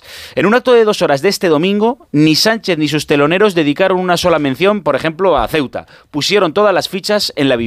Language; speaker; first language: Spanish; native; Spanish